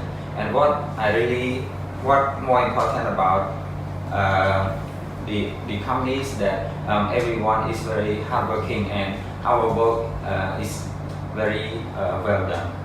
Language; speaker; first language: English; non-native, learner; Khmer